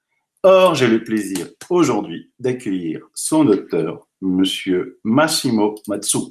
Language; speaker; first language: French; native; French